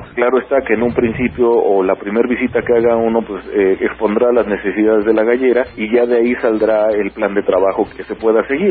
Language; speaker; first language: Spanish; native; Spanish